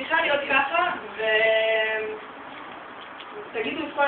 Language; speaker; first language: Hebrew; native; Hebrew